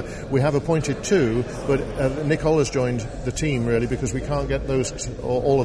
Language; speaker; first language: English; native; English